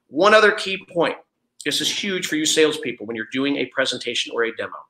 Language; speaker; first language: English; native; English